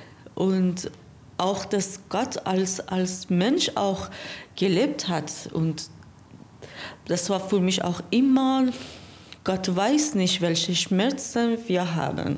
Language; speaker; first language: German; non-native, learner; Persian